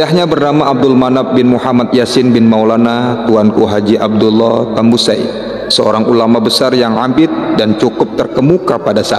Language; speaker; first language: Indonesian; native; Indonesian